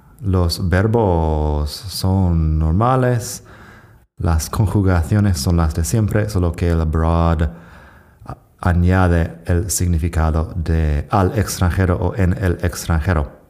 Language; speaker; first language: Spanish; non-native, fluent; English